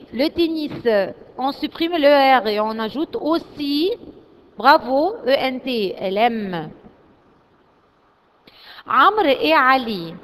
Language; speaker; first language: French; non-native, fluent; Arabic